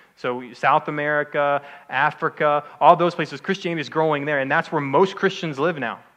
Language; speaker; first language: English; native; English